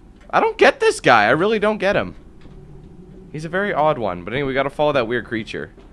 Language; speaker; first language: English; native; English